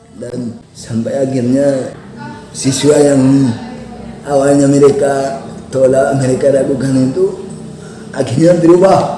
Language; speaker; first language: Indonesian; non-native, local second language; Minangkabau